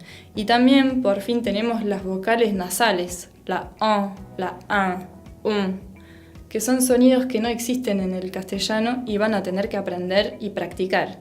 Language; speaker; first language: Spanish; non-native, fluent; French